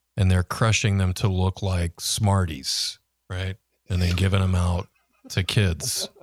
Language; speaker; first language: English; native; English